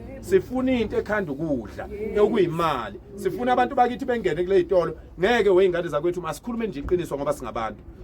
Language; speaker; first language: Zulu; native; Zulu